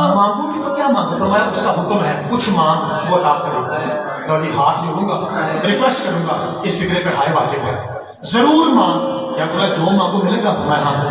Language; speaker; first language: Urdu; non-native, local second language; Punjabi